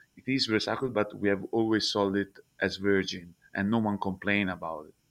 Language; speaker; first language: English; non-native, fluent; Italian